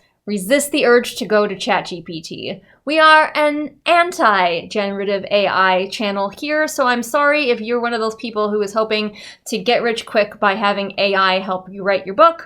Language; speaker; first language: English; native; English